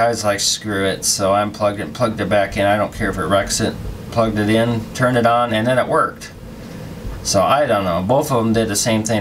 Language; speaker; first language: English; native; English